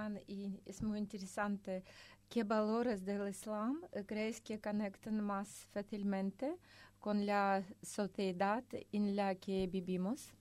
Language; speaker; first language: Spanish; non-native, fluent; Russian